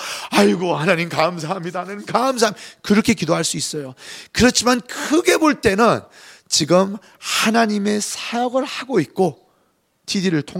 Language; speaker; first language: Korean; native; Korean